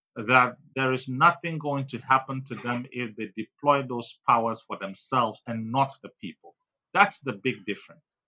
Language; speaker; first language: English; non-native, local second language; Ewe